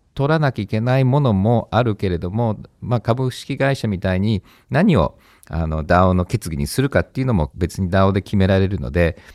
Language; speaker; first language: Japanese; early bilingual, heritage; Japanese